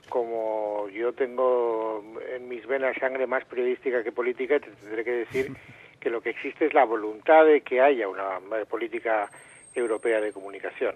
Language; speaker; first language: Spanish; native; Spanish